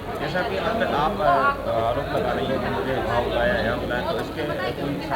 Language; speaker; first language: Hindi; native; Hindi